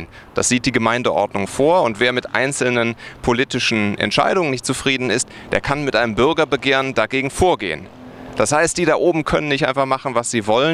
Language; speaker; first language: German; native; German